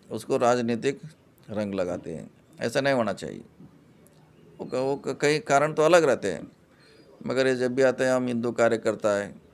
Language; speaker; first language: Hindi; non-native, local second language; Kannada